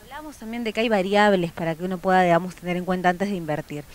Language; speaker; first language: Spanish; native; Spanish